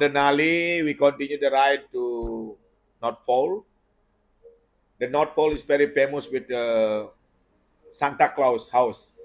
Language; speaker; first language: English; non-native, learner; Indonesian